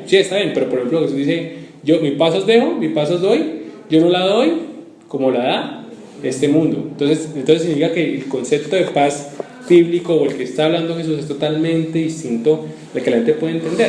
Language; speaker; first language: Spanish; native; Spanish